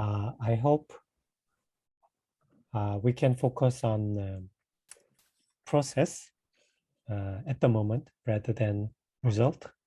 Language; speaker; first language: English; non-native, fluent; Korean